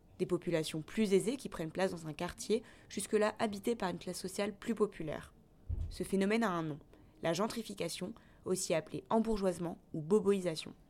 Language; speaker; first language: French; native; French